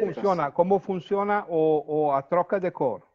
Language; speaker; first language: Portuguese; non-native, fluent; Italian